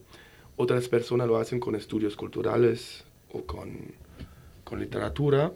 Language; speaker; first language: Spanish; non-native, fluent; German